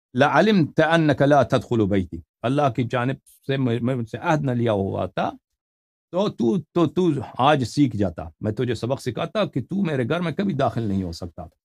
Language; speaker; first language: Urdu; non-native, fluent; Persian